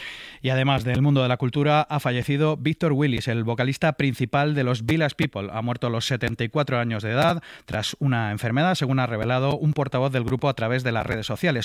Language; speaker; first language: Spanish; native; Spanish